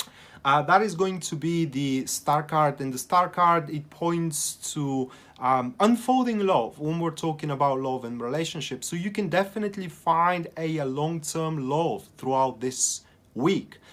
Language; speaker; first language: English; non-native, fluent; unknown